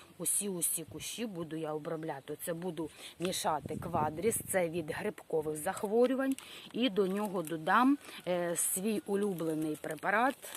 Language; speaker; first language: Ukrainian; non-native, local second language; Russian